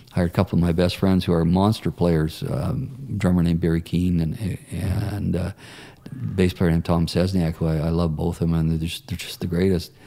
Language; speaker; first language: English; native; English